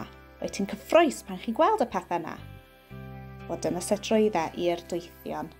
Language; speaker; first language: Welsh; native; Welsh